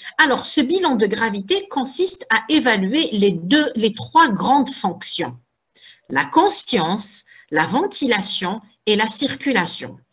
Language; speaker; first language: French; non-native, local second language; Arabic